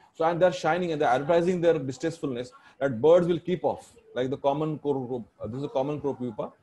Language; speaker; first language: English; non-native, local second language; Marathi